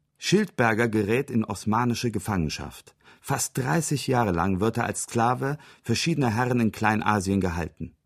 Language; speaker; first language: German; early bilingual, other home language; Turkish